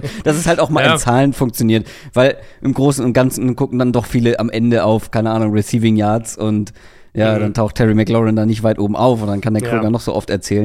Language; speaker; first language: German; native; German